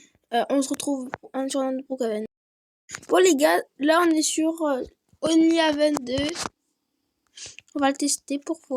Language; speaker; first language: French; native; French